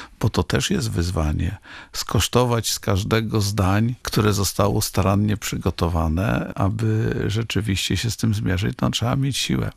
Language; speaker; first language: Polish; native; Polish